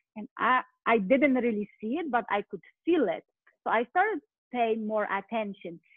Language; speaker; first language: English; non-native, fluent; Polish